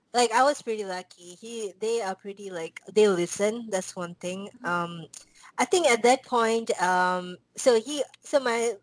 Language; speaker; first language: English; non-native, local second language; Tamil